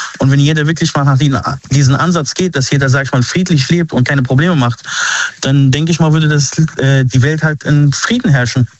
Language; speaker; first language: German; early bilingual, other home language; Arabic